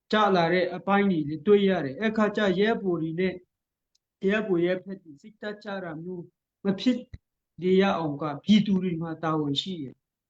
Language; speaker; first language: Burmese; non-native, local second language; Hakha Chin